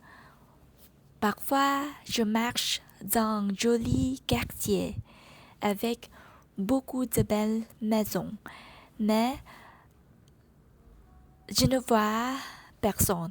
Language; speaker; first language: French; non-native, learner; Vietnamese